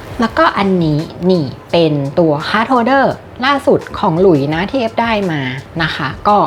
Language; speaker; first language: Thai; native; Thai